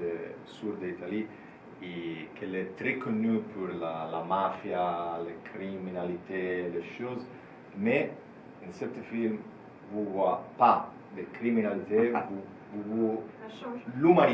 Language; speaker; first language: French; non-native, learner; Italian